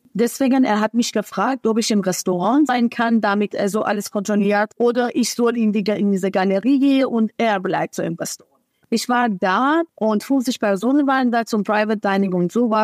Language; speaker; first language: German; non-native, fluent; Persian